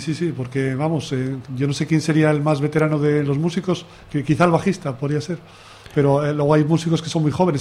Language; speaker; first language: Spanish; native; Spanish